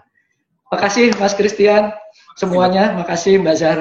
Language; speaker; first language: Indonesian; native; Indonesian